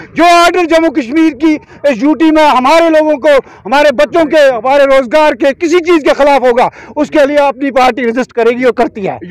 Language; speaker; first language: Hindi; non-native, local second language; Kashmiri